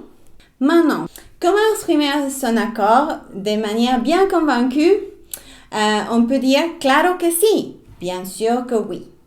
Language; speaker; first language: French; non-native, fluent; Spanish